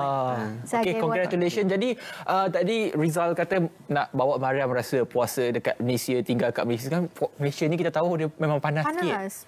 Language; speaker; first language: Malay; native; Malay